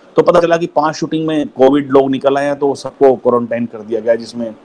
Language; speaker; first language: Hindi; native; Hindi